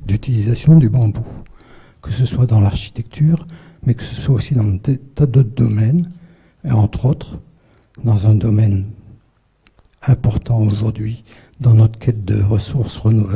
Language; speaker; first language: French; native; French